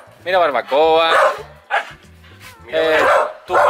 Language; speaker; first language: Spanish; native; Spanish